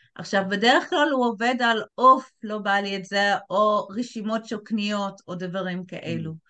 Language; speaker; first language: Hebrew; non-native, fluent; English